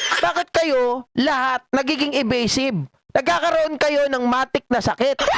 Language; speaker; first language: Filipino; native; Filipino